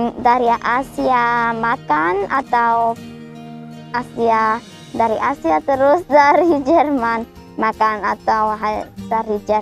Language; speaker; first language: Indonesian; early bilingual, heritage; German